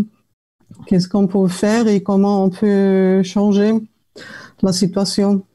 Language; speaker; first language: French; non-native, fluent; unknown